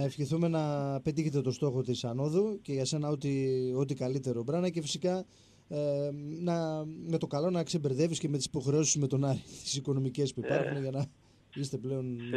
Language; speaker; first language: Greek; native; Greek